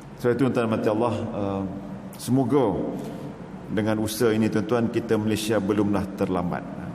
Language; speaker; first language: Malay; native; Malay